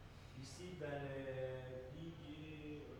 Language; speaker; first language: French; non-native, learner; Portuguese